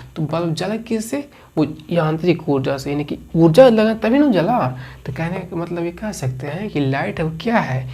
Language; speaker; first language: Hindi; native; Hindi